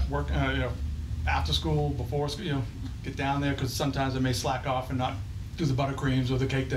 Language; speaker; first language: English; native; English